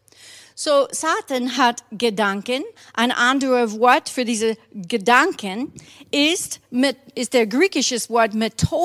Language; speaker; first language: German; non-native, fluent; English